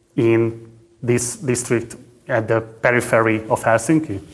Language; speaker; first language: English; non-native, fluent; Hungarian